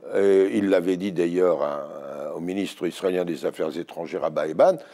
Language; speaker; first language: French; native; French